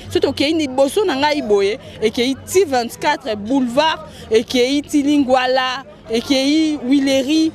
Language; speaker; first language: Lingala; native; Lingala